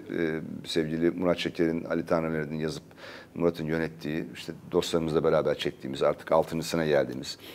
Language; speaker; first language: Turkish; native; Turkish